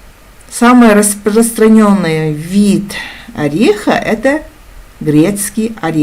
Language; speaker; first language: Russian; non-native, local second language; Kazakh